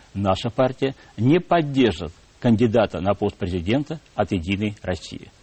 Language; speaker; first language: Russian; native; Russian